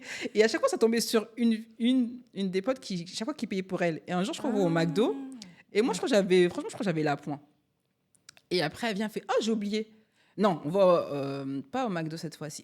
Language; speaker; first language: French; native; French